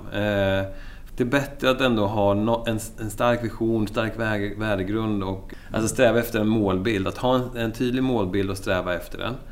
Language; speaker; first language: Swedish; native; Swedish